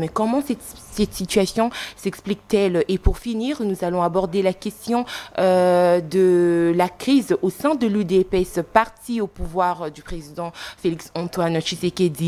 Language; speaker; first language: French; non-native, local second language; Lingala